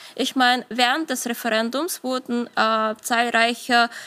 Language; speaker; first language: German; non-native, fluent; Ukrainian